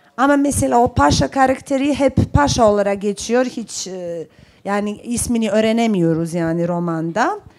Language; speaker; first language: Turkish; non-native, fluent; Bosnian